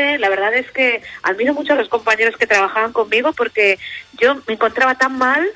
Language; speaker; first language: Spanish; native; Spanish